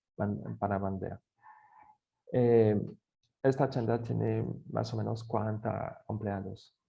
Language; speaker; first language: Spanish; non-native, fluent; French